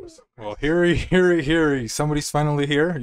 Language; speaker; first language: English; native; English